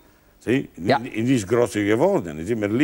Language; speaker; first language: German; non-native, learner; Italian